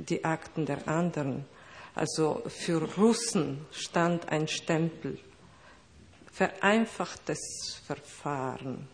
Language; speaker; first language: German; non-native, fluent; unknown